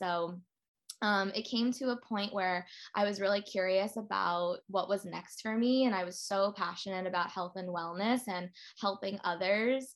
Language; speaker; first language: English; native; English